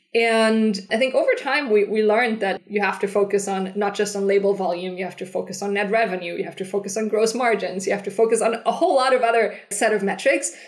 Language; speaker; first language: English; non-native, fluent; German